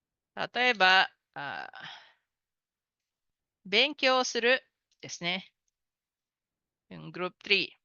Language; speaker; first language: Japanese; non-native, fluent; Filipino